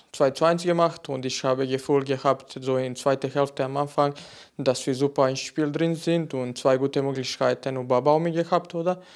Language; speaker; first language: German; non-native, fluent; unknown